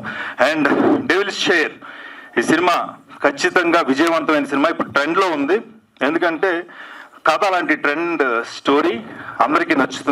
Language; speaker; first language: Telugu; native; Telugu